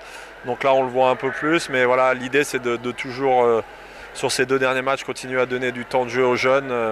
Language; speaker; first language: French; native; French